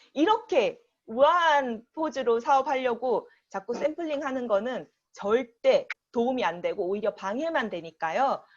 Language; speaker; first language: Korean; native; Korean